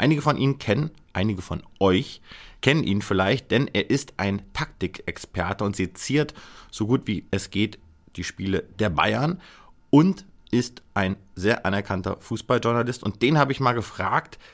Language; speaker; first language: German; native; German